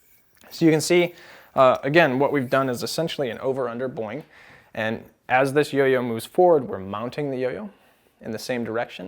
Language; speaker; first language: English; native; English